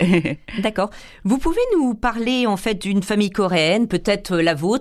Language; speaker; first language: French; non-native, local second language; Korean